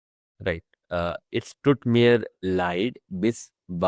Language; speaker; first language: German; non-native, fluent; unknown